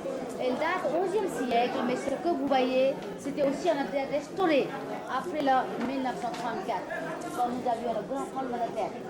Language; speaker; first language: French; non-native, fluent; Nepali